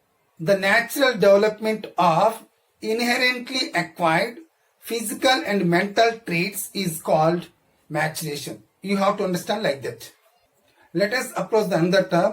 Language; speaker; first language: English; non-native, local second language; Telugu